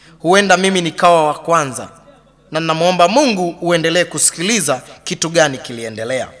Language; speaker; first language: Swahili; native; Swahili